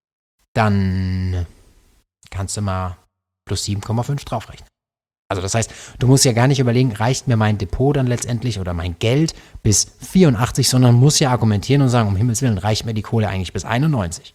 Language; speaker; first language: German; native; German